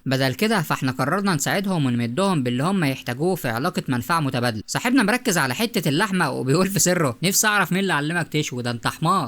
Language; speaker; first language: Arabic; native; Arabic